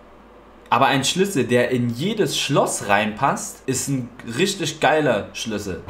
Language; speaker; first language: German; native; German